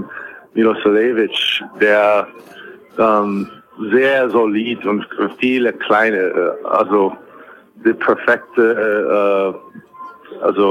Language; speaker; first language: German; non-native, fluent; English